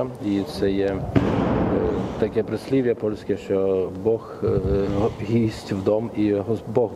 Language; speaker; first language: Polish; non-native, learner; Ukrainian